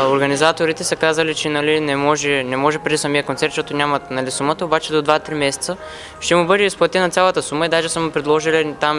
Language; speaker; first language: Bulgarian; native; Bulgarian